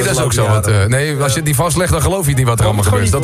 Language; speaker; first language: Dutch; native; Dutch